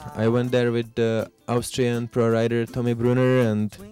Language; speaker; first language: English; non-native, fluent; Czech